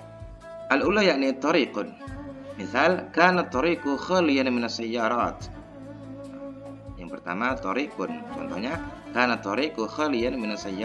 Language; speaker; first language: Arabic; non-native, fluent; Indonesian